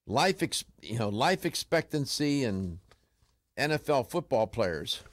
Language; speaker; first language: English; native; English